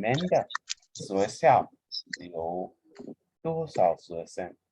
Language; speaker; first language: Chinese; non-native, fluent; English